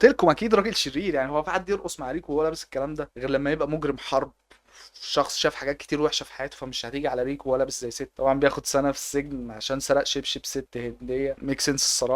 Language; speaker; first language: Arabic; native; Arabic